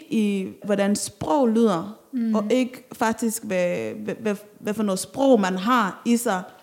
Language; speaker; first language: Danish; early bilingual, other home language; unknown